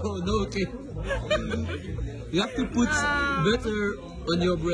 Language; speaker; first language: English; non-native, learner; French